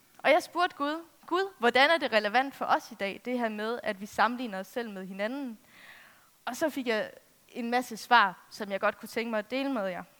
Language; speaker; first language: Danish; native; Danish